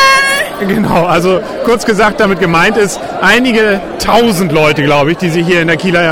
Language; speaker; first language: German; native; German